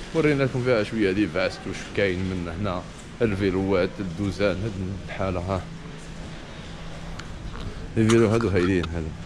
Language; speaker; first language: Arabic; native; Arabic